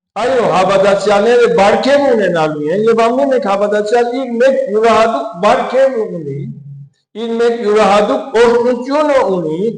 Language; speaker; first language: Armenian; early bilingual, heritage; Armenian